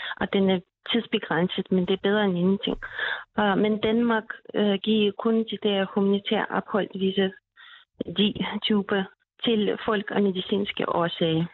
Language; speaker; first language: Danish; non-native, fluent; Russian